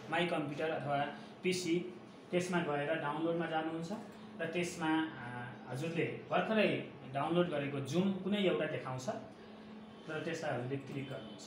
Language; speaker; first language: Nepali; native; Nepali